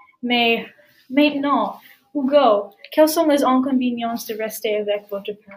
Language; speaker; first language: French; non-native, learner; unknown